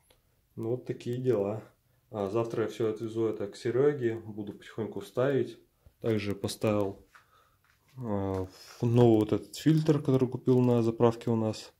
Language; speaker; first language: Russian; native; Russian